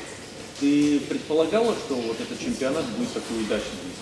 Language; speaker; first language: Russian; native; Russian